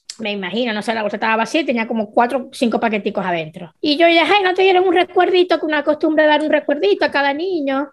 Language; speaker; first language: Spanish; native; Spanish